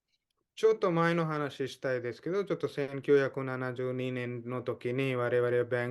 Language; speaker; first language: Japanese; non-native, fluent; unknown